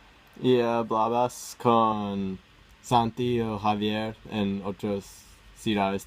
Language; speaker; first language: Spanish; non-native, learner; English